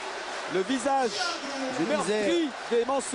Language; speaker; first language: French; native; French